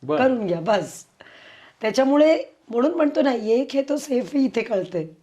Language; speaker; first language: Marathi; early bilingual, heritage; Konkani